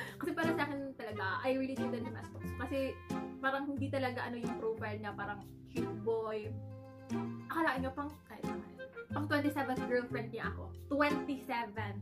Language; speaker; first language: Filipino; non-native, local second language; Cebuano